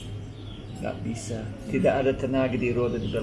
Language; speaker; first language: Indonesian; non-native, fluent; English